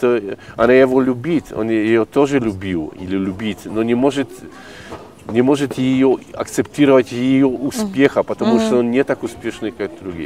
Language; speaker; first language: Russian; non-native, fluent; Polish